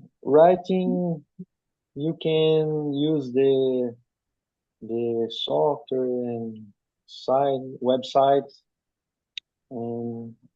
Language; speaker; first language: English; non-native, learner; Portuguese